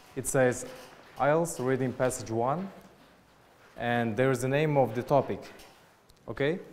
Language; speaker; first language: English; non-native, fluent; Uzbek